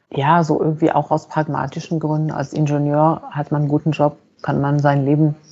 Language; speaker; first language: German; non-native, fluent; Arabic